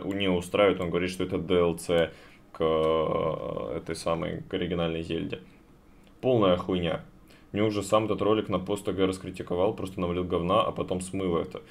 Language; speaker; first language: Russian; native; Russian